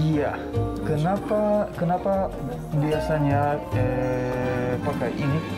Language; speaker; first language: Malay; non-native, fluent; Turkish